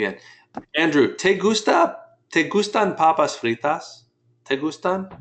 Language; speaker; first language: Spanish; non-native, fluent; English